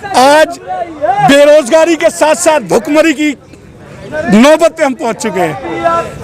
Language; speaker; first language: Hindi; native; Hindi